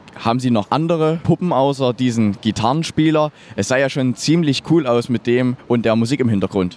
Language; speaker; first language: German; native; German